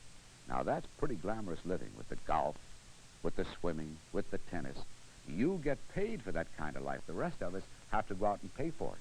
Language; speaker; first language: English; native; English